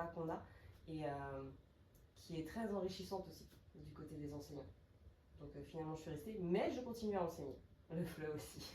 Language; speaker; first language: French; native; French